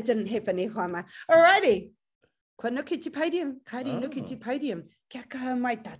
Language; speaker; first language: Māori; non-native, local second language; English